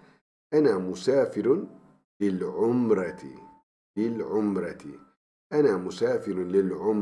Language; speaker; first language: Arabic; non-native, fluent; Turkish